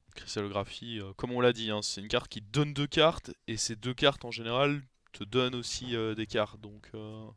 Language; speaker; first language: French; native; French